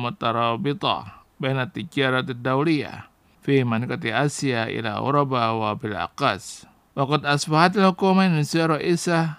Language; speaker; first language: Arabic; non-native, learner; Indonesian